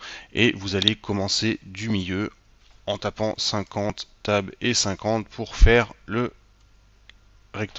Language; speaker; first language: French; native; French